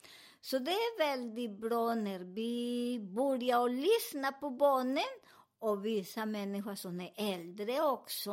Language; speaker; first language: Swedish; non-native, learner; Spanish